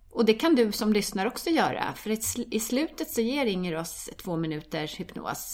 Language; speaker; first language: Swedish; native; Swedish